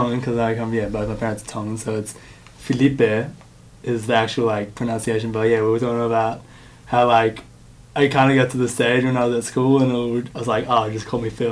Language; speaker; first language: English; native; English